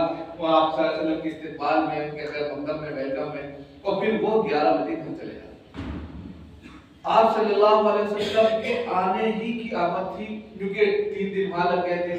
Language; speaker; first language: Urdu; native; Urdu